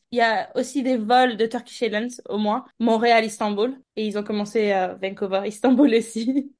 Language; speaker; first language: French; non-native, fluent; Turkish